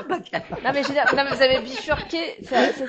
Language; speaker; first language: French; native; French